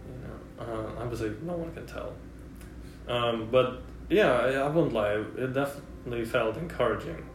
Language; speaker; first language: English; non-native, fluent; Russian